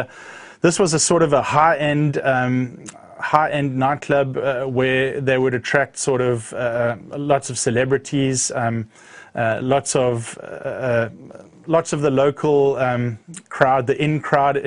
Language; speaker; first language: English; native; English